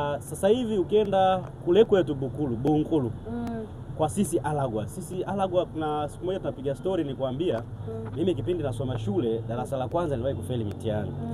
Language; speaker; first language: Swahili; non-native, local second language; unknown